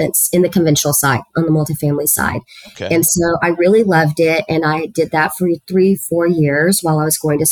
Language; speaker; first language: English; early bilingual, other home language; Spanish